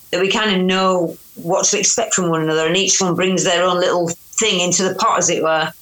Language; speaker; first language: English; native; English